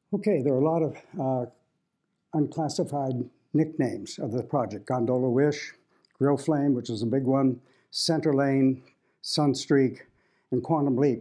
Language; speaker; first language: English; native; English